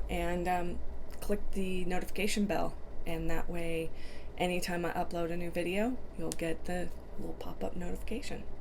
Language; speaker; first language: English; native; English